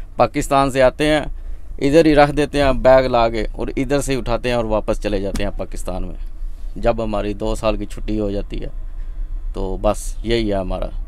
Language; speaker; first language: Urdu; non-native, local second language; Punjabi